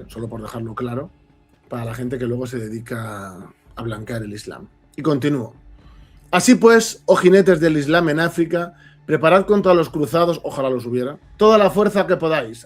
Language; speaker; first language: Spanish; native; Spanish